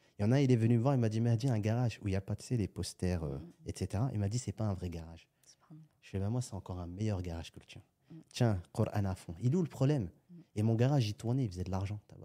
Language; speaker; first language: French; native; French